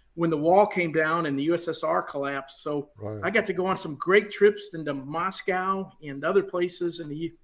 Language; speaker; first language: English; native; English